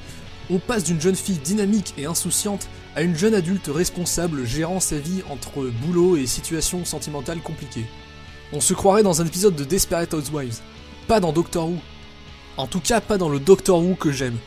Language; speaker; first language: French; native; French